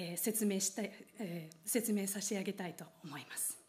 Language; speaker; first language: Japanese; non-native, fluent; Hungarian